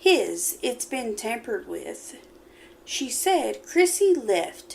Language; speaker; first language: English; native; English